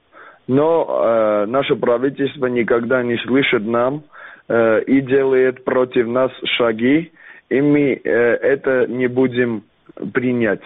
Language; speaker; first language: Russian; non-native, learner; Armenian